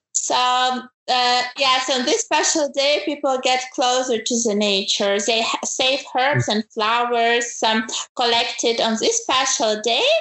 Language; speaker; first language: English; non-native, fluent; Ukrainian